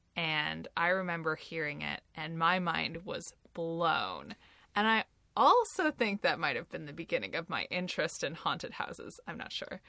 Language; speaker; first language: English; native; English